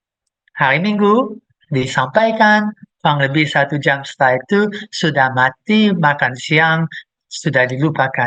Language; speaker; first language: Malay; non-native, fluent; English